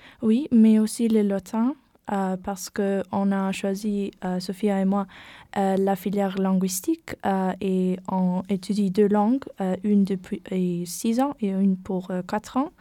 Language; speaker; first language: French; non-native, learner; German